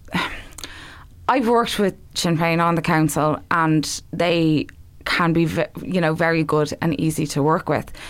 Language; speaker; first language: English; native; English